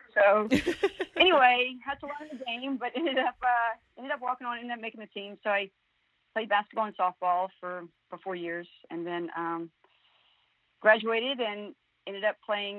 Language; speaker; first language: English; native; English